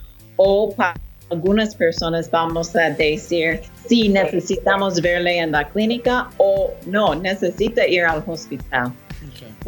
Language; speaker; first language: Spanish; non-native, fluent; English